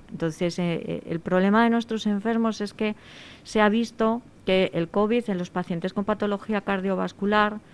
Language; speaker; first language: Spanish; native; Spanish